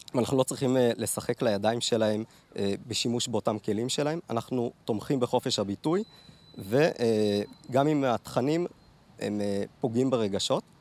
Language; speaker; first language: Hebrew; native; Hebrew